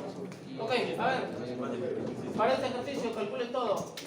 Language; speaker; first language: Spanish; native; Spanish